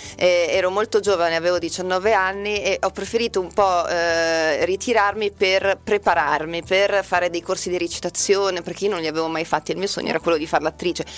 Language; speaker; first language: Italian; early bilingual, other home language; Portuguese